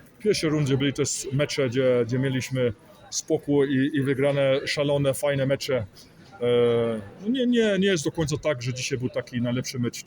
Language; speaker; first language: Polish; early bilingual, heritage; Polish